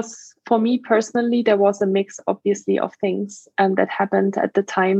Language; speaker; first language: English; non-native, fluent; German